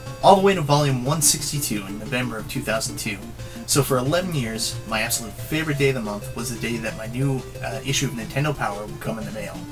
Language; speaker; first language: English; native; English